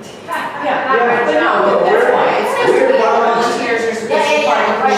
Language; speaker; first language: English; native; English